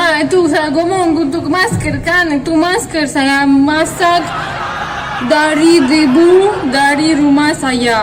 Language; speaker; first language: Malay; non-native, learner; Russian